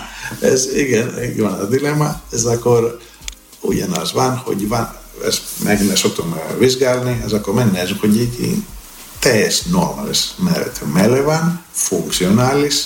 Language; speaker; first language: Hungarian; non-native, learner; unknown